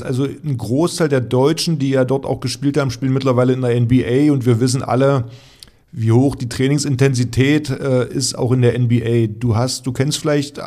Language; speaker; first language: German; native; German